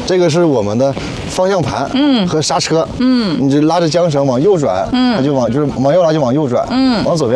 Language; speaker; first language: Chinese; native; Chinese